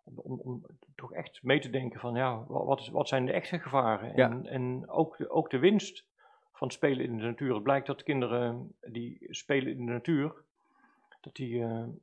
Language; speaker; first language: Dutch; native; Dutch